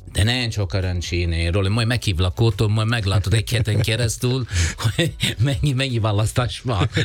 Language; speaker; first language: Hungarian; non-native, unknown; Italian